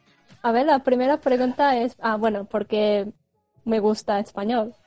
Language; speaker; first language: Spanish; non-native, fluent; Japanese